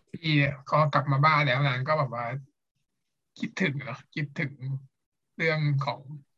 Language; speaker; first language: Thai; native; Thai